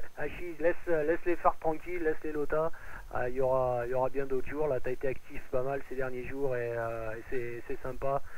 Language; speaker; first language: French; native; French